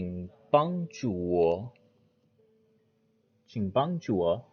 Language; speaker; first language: Chinese; non-native, learner; English